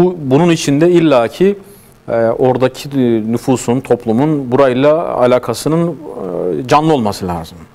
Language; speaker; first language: Turkish; native; Turkish